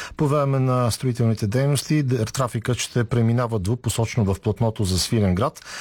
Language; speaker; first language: Bulgarian; native; Bulgarian